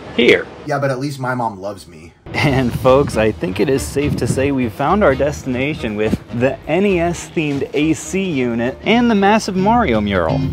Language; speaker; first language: English; native; English